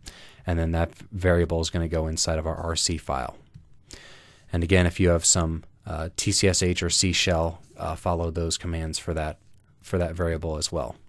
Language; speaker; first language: English; native; English